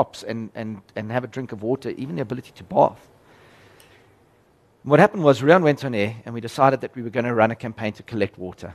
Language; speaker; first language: English; native; English